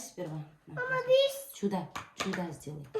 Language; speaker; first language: Russian; non-native, local second language; Kazakh